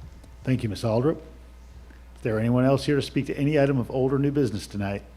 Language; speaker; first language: English; native; English